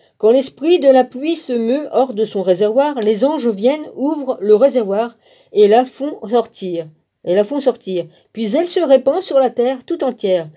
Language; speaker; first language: French; native; French